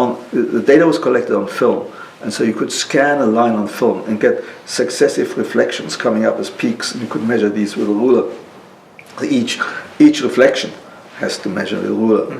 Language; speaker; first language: English; non-native, local second language; German